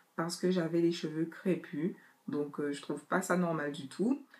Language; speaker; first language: French; native; French